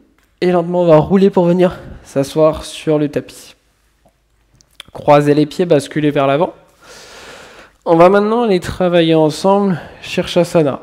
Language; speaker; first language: French; native; French